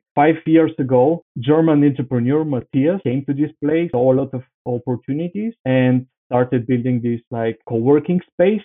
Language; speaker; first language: English; non-native, fluent; Bulgarian